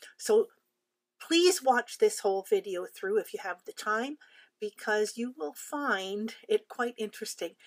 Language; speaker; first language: English; native; English